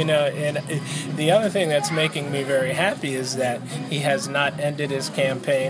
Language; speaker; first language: English; native; English